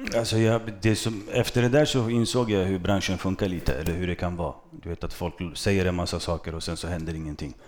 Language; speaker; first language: Swedish; early bilingual, other home language; Kurdish